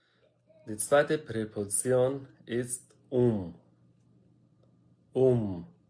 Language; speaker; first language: German; non-native, fluent; Arabic